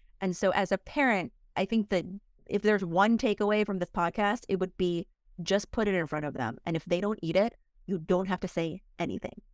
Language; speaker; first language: English; early bilingual, other home language; Korean